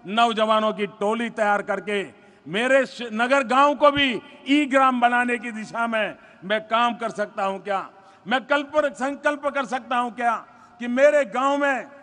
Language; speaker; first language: Hindi; non-native, local second language; Gujarati